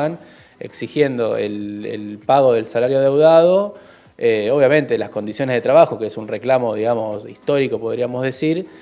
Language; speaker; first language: Spanish; native; Spanish